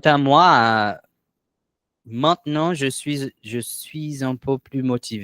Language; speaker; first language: French; non-native, learner; Portuguese